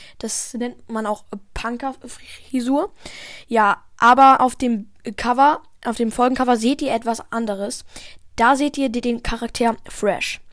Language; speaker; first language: German; native; German